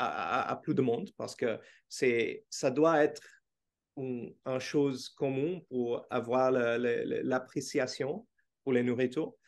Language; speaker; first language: French; non-native, fluent; Portuguese